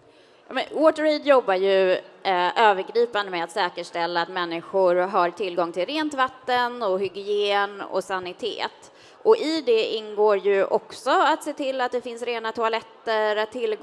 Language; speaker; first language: Swedish; native; Swedish